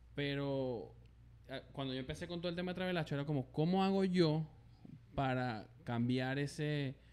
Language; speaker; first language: Spanish; native; Spanish